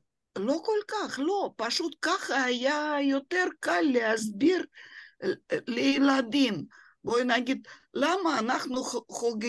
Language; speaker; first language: Hebrew; non-native, fluent; Russian